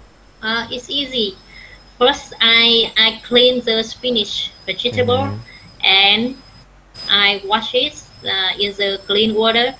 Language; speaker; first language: English; non-native, learner; Vietnamese